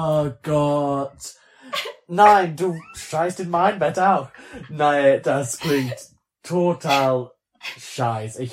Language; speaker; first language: German; non-native, learner; English